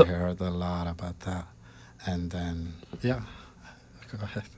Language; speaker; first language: English; non-native, fluent; Malagasy